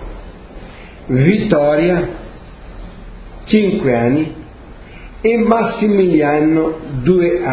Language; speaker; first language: Italian; early bilingual, heritage; Portuguese